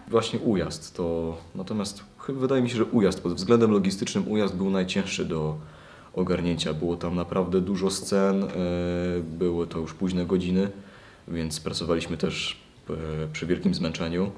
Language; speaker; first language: Polish; native; Polish